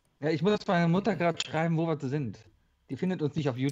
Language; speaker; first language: German; native; German